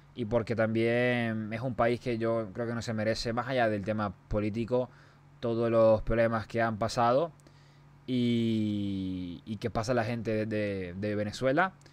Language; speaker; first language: Spanish; native; Spanish